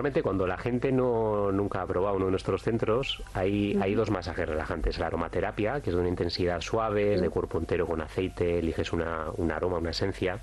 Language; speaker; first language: Spanish; native; Spanish